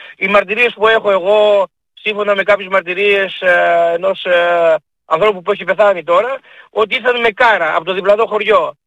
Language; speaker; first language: Greek; native; Greek